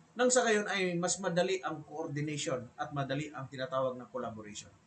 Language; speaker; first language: Filipino; native; Filipino